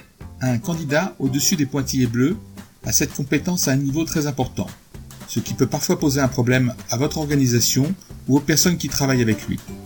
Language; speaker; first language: French; native; French